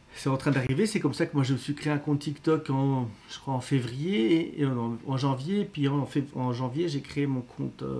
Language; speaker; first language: French; native; French